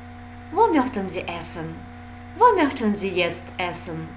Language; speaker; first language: German; non-native, fluent; Russian